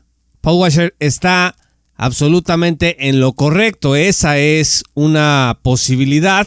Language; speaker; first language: Spanish; native; Spanish